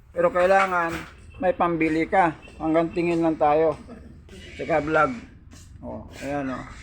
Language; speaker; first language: Filipino; non-native, local second language; Hiligaynon